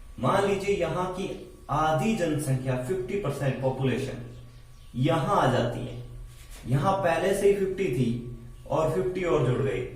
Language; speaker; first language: Hindi; native; Hindi